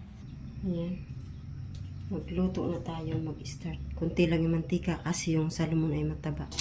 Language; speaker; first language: Filipino; native; Filipino